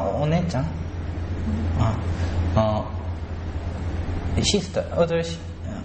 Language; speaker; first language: Japanese; non-native, learner; Korean